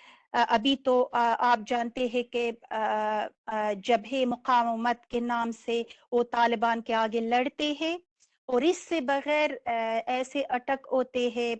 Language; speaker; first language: Hindi; non-native, local second language; Persian